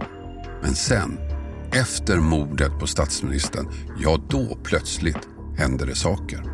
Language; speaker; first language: Swedish; native; Swedish